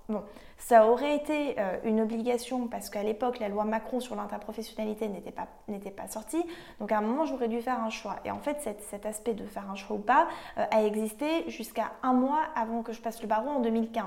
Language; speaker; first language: French; native; French